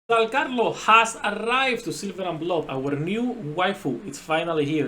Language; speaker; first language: English; non-native, fluent; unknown